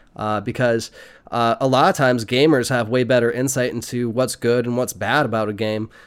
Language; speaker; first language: English; native; English